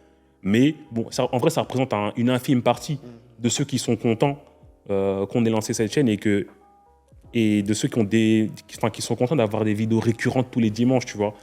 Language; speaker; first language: French; native; French